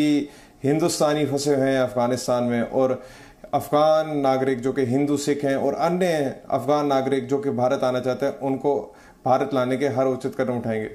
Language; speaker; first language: Hindi; native; Hindi